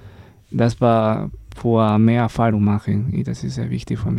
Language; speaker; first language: German; non-native, learner; Spanish